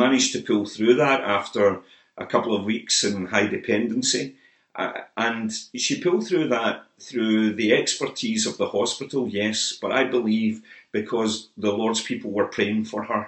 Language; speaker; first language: English; native; English